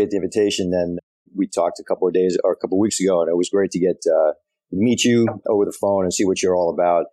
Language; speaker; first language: English; native; English